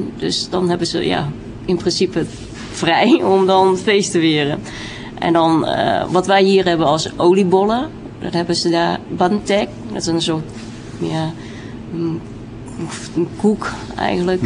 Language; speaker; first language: Dutch; early bilingual, other home language; Vietnamese